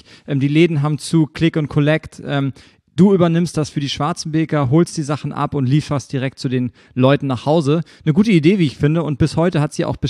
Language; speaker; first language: German; native; German